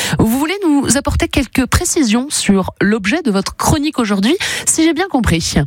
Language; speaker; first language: French; native; French